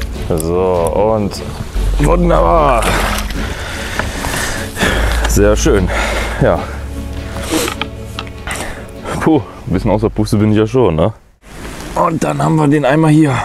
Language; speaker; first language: German; native; German